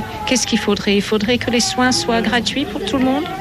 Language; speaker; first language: French; native; French